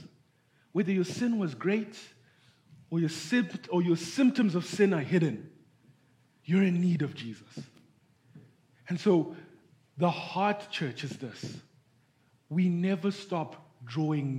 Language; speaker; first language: English; non-native, local second language; Shona